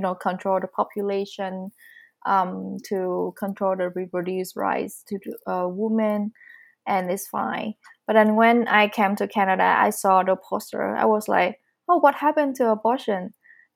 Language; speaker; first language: English; non-native, fluent; Vietnamese